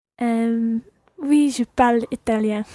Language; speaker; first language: French; non-native, learner; English